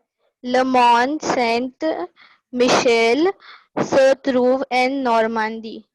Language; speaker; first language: French; non-native, learner; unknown